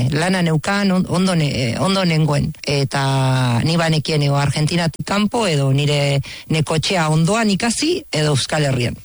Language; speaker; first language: Basque; non-native, fluent; Spanish